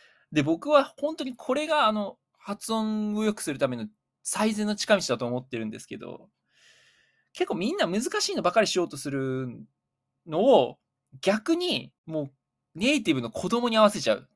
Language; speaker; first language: Japanese; native; Japanese